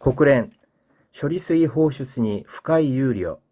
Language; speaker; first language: Japanese; non-native, fluent; Korean